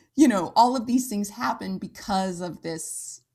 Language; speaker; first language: English; native; English